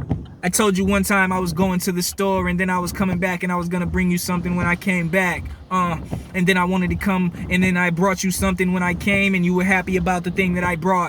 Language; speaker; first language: English; native; English